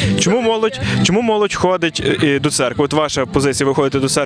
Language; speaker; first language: Ukrainian; native; Ukrainian